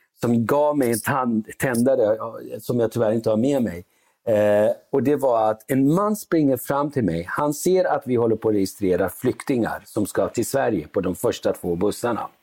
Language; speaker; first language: Swedish; early bilingual, other home language; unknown